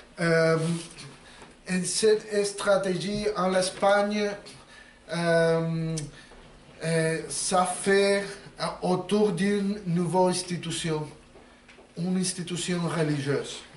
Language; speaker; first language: French; non-native, learner; Spanish